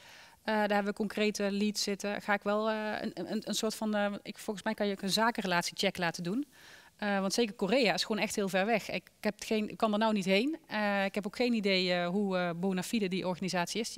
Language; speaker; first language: Dutch; native; Dutch